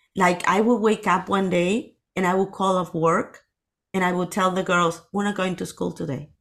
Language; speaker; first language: English; non-native, fluent; Spanish